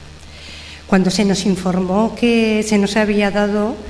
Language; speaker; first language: Spanish; native; Spanish